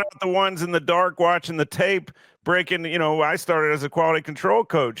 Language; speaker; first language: English; native; English